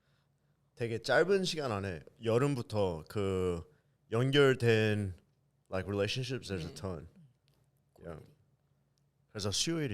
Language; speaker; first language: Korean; early bilingual, heritage; English